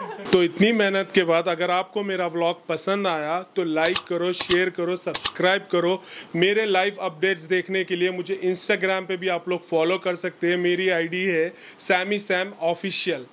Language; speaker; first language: Hindi; native; Hindi